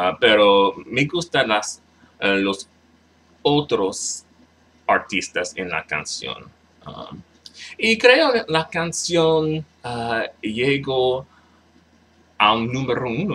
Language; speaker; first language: Spanish; non-native, learner; English